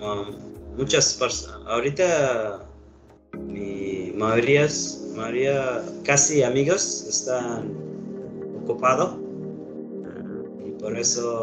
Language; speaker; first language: Spanish; non-native, learner; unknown